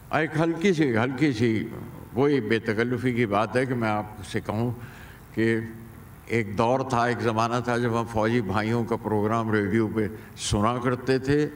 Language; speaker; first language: Hindi; native; Hindi